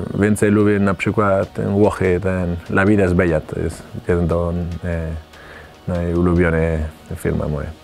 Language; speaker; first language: Polish; non-native, learner; Spanish